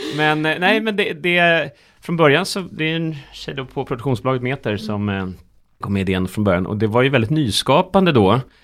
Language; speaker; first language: Swedish; native; Swedish